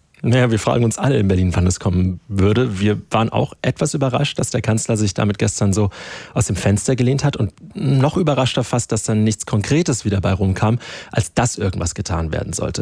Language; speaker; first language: German; native; German